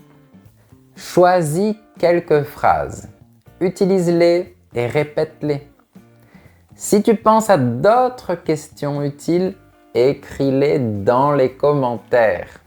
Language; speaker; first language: French; native; French